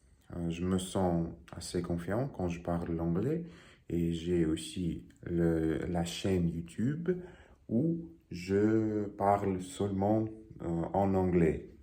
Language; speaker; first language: French; non-native, learner; Russian